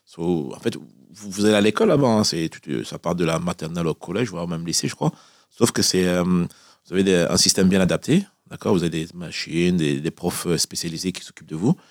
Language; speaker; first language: French; early bilingual, other home language; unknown